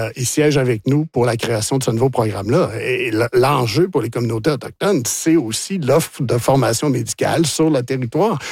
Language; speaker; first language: French; native; French